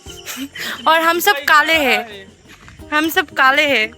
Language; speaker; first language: Hindi; non-native, local second language; Bangla